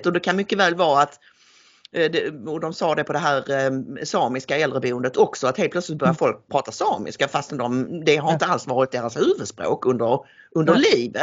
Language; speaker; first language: Swedish; native; Swedish